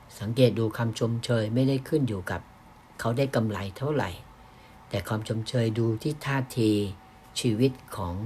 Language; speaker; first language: Thai; native; Thai